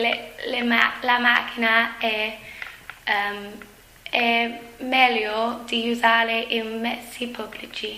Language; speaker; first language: Italian; non-native, learner; English